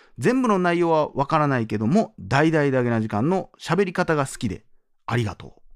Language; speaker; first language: Japanese; native; Japanese